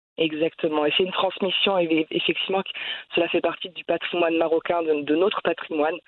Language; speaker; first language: French; native; French